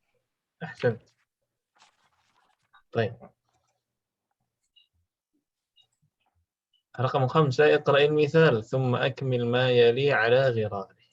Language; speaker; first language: Arabic; non-native, fluent; Indonesian